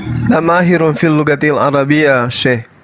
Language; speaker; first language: Arabic; non-native, learner; Indonesian